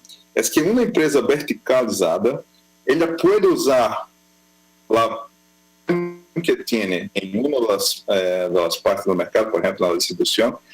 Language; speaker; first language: Spanish; non-native, fluent; Portuguese